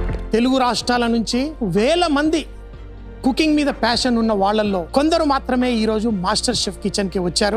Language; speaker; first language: Telugu; native; Telugu